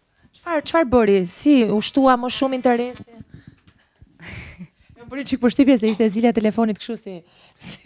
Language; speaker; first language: Albanian; native; Albanian